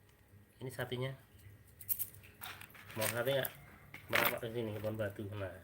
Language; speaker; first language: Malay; non-native, local second language; Minangkabau